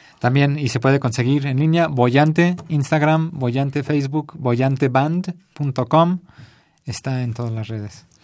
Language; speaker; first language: Spanish; early bilingual, heritage; Spanish